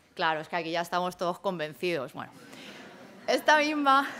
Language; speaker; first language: Spanish; native; Spanish